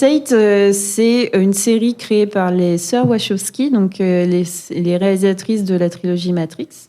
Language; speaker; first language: French; native; French